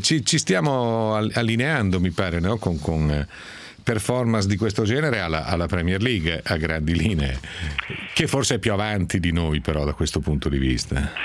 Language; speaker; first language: Italian; native; Italian